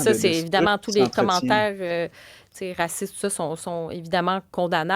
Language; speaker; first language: French; native; French